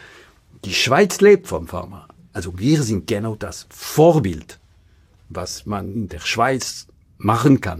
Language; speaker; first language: German; non-native, local second language; French